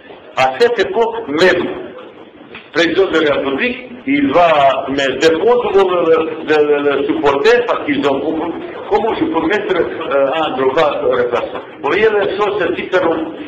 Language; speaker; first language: French; non-native, fluent; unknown